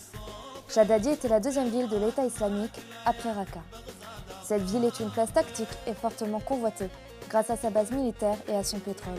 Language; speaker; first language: French; native; French